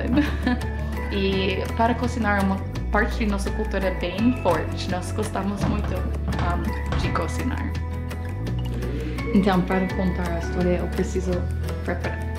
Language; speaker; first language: Portuguese; non-native, learner; English